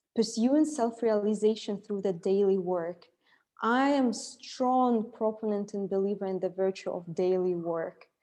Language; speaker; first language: English; non-native, fluent; Russian